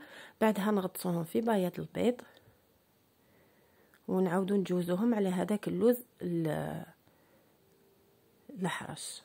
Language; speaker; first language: Arabic; native; Arabic